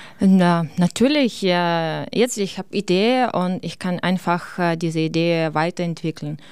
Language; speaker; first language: German; non-native, learner; Ukrainian